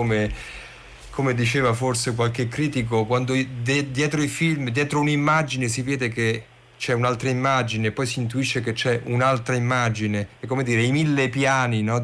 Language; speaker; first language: Italian; native; Italian